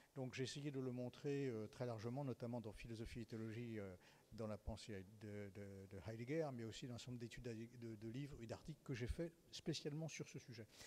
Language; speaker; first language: French; native; French